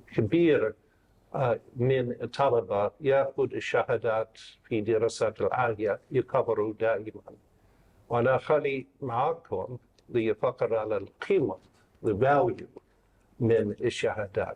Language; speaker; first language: Arabic; non-native, fluent; English